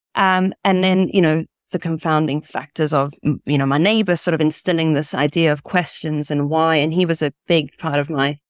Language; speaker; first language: English; early bilingual, other home language; Italian